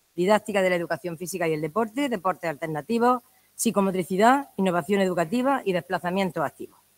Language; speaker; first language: Spanish; native; Spanish